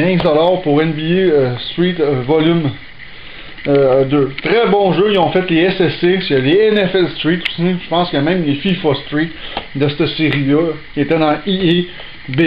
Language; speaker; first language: French; native; French